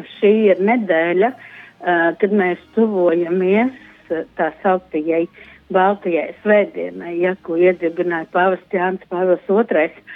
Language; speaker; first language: Latvian; native; Latvian